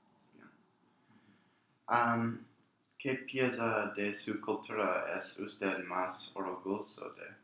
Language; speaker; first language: Spanish; non-native, learner; English